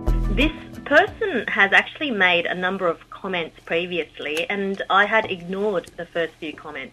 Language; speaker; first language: English; early bilingual, other home language; Korean